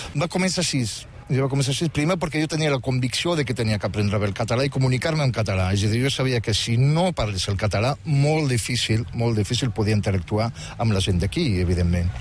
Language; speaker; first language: Catalan; non-native, fluent; Riffian